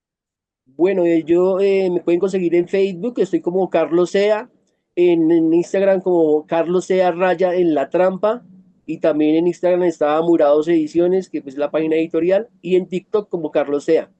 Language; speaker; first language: Spanish; native; Spanish